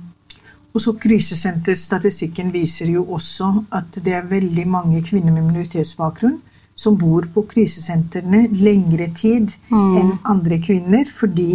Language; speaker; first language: Norwegian; non-native, fluent; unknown